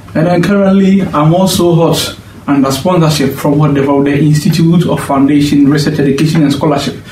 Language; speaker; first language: English; non-native, local second language; Akan